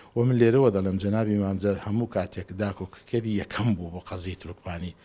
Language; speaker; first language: Central Kurdish; non-native, local second language; Azerbaijani